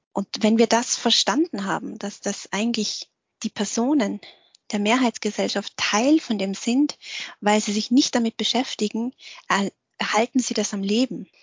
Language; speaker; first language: German; early bilingual, other home language; Vietnamese